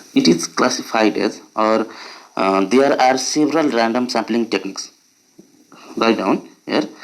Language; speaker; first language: English; non-native, local second language; Nepali